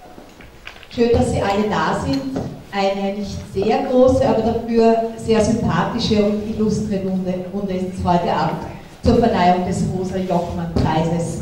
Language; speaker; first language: German; native; German